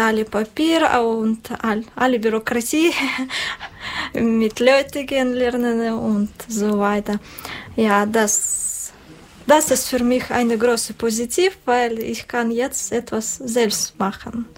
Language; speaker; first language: German; non-native, learner; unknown